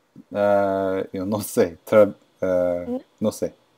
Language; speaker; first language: Spanish; non-native, learner; English